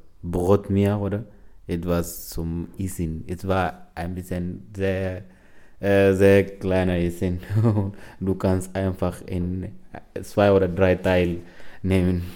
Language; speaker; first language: German; non-native, learner; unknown